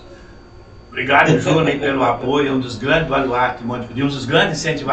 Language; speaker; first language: Portuguese; native; Portuguese